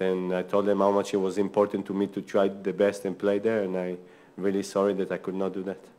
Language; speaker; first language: English; non-native, fluent; Hebrew